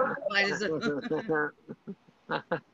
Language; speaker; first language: French; native; French